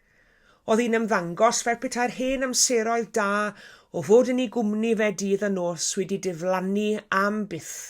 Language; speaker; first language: Welsh; native; Welsh